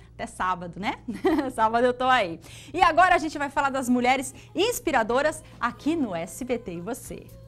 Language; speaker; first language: Portuguese; native; Portuguese